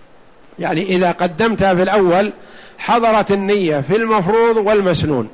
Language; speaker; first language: Arabic; native; Arabic